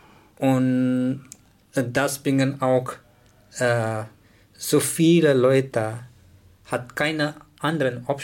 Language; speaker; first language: German; non-native, learner; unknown